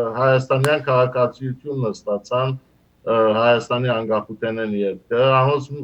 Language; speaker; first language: Armenian; early bilingual, heritage; Armenian